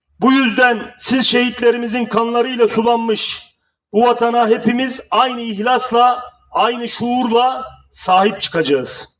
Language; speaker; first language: Turkish; native; Turkish